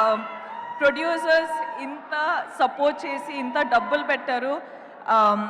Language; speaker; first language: Telugu; non-native, local second language; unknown